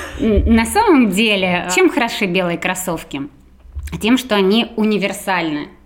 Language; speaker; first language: Russian; native; Russian